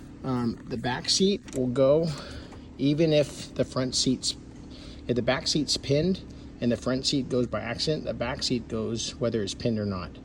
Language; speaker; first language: English; native; English